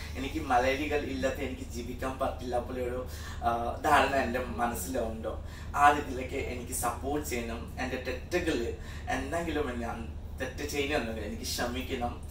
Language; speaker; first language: Malayalam; non-native, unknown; Assamese